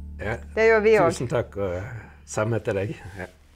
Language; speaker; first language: Norwegian; native; Norwegian